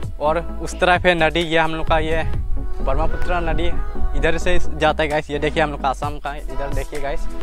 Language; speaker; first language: Hindi; non-native, local second language; Mising